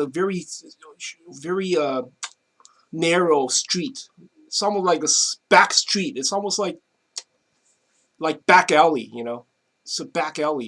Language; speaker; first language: English; non-native, fluent; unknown